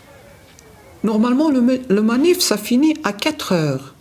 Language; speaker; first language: French; non-native, learner; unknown